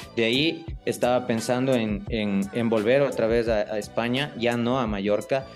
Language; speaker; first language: Spanish; native; Spanish